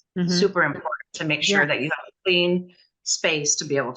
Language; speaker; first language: English; native; English